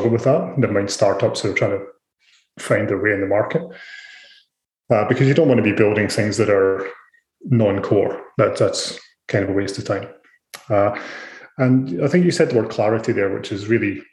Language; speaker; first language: English; native; English